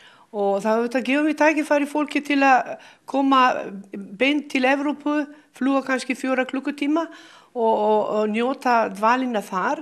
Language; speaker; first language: Icelandic; non-native, fluent; Slovenian